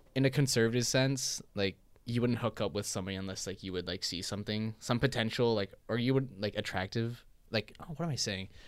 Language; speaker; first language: English; non-native, local second language; Cantonese